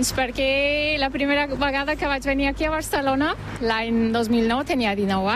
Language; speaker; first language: Catalan; non-native, fluent; Turkish